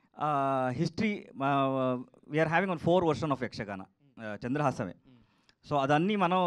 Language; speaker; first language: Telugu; non-native, learner; Kannada